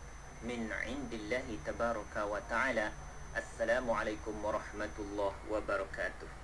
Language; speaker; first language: Arabic; non-native, fluent; Malay